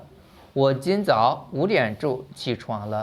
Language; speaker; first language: Chinese; non-native, fluent; Burmese